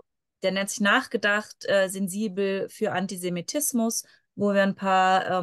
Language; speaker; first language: German; native; German